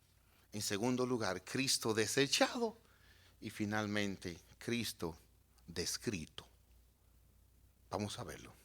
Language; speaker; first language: Spanish; native; Spanish